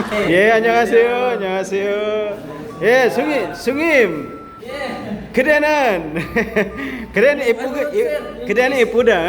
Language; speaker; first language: Korean; non-native, learner; Filipino